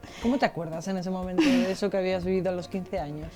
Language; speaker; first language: Spanish; native; Spanish